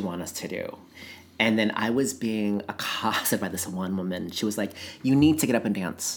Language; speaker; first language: English; native; English